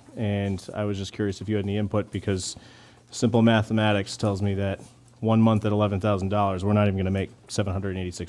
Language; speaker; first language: English; native; English